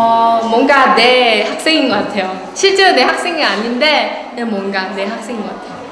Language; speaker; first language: Korean; non-native, fluent; Chinese